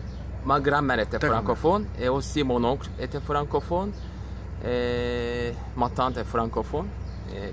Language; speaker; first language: French; non-native, local second language; Turkish